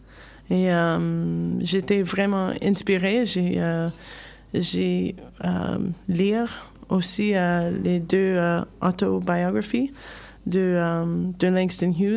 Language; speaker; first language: French; non-native, learner; English